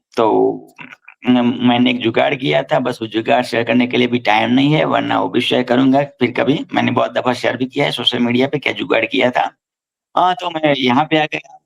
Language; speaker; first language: Hindi; non-native, local second language; Gujarati